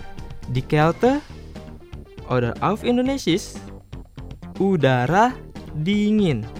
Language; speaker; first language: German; non-native, fluent; Indonesian